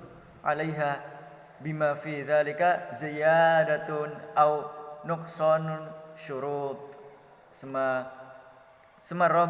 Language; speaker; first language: Arabic; non-native, learner; Indonesian